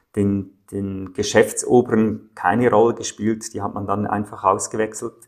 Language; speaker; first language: German; native; German